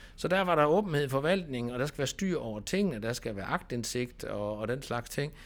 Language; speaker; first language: Danish; native; Danish